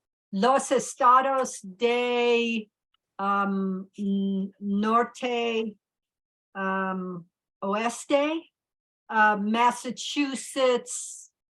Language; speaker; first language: Spanish; non-native, learner; English